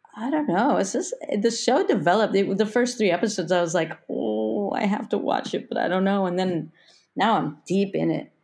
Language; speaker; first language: English; native; English